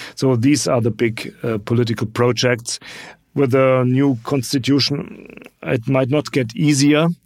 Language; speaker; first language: English; non-native, fluent; German